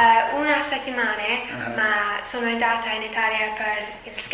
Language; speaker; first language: Italian; non-native, learner; English